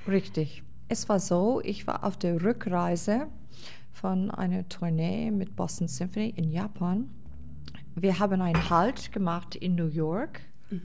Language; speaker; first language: German; non-native, fluent; English